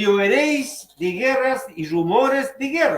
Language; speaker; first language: Spanish; native; Spanish